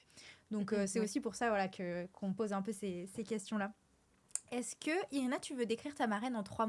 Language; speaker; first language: French; native; French